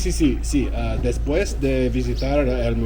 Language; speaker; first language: Spanish; non-native, learner; English